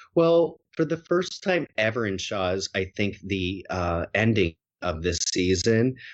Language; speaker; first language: English; native; English